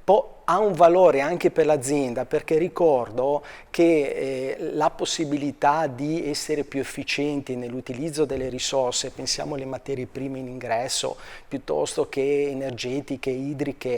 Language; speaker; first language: Italian; native; Italian